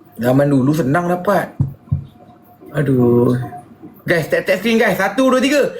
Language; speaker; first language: Malay; native; Malay